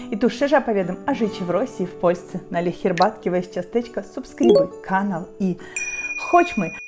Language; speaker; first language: Polish; non-native, learner; Russian